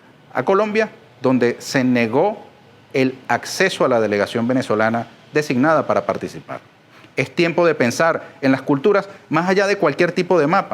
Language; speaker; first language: Spanish; native; Spanish